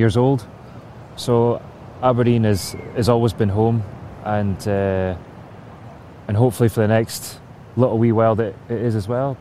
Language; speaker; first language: English; native; English